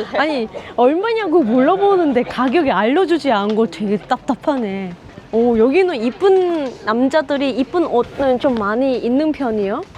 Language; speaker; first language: Korean; non-native, fluent; Vietnamese